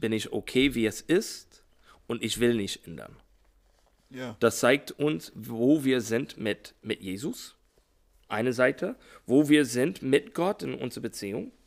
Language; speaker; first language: German; non-native, learner; English